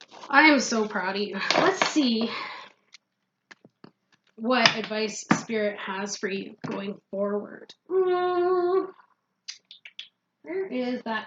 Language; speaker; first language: English; native; English